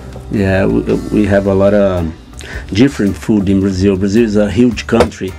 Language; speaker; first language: English; non-native, fluent; Portuguese